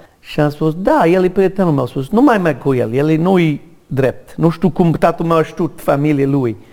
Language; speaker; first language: Romanian; non-native, learner; English